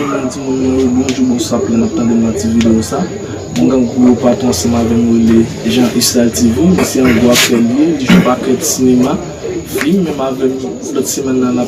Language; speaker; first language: French; non-native, learner; Haitian Creole